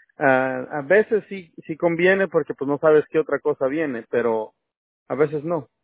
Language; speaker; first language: Spanish; native; Spanish